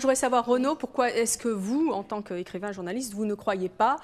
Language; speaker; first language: French; native; French